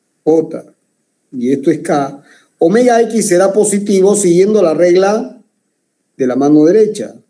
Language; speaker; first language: Spanish; native; Spanish